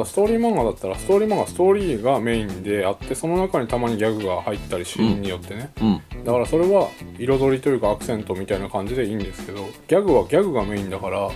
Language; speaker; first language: Japanese; native; Japanese